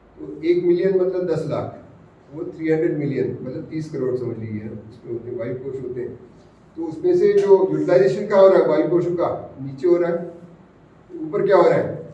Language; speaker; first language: Hindi; non-native, local second language; Marathi